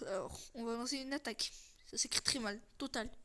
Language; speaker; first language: French; native; French